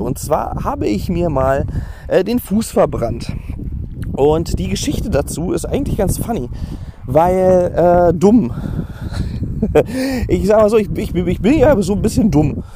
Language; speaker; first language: German; native; German